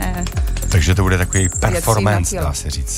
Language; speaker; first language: Czech; native; Czech